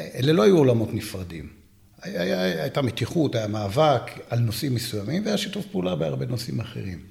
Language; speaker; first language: Hebrew; native; Hebrew